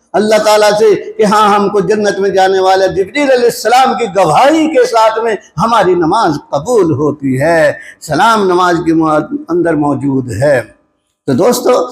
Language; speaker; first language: Urdu; non-native, local second language; Punjabi